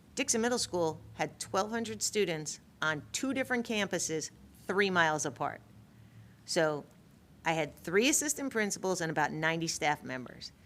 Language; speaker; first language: English; native; English